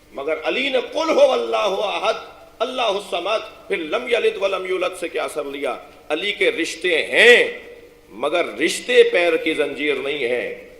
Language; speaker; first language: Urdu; non-native, local second language; Sindhi